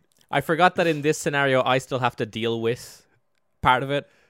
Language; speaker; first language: English; native; English